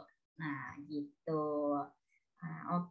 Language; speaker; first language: Indonesian; native; Indonesian